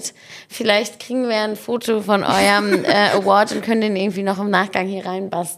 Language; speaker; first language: German; native; German